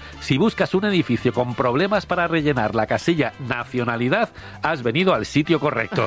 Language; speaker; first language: Spanish; native; Spanish